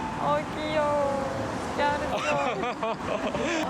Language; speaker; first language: Korean; non-native, fluent; Russian